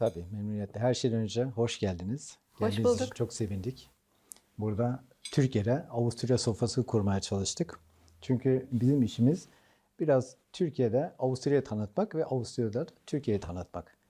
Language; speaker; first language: Turkish; non-native, fluent; German